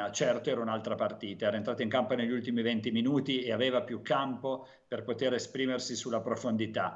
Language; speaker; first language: Italian; native; Italian